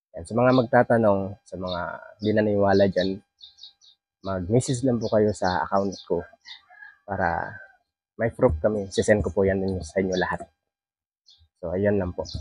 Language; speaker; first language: Filipino; non-native, local second language; Cebuano